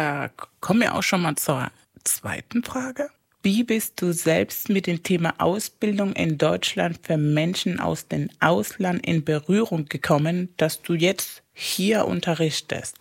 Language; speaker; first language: German; non-native, fluent; Spanish